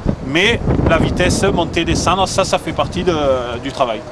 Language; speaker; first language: French; native; French